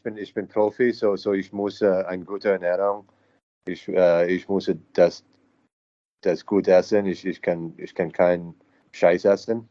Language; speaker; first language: German; non-native, learner; English